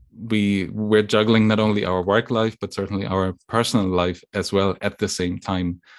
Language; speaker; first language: English; non-native, fluent; German